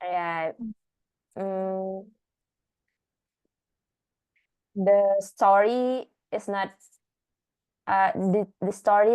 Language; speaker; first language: English; non-native, learner; Indonesian